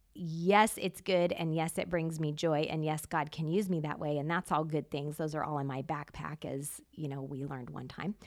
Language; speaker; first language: English; native; English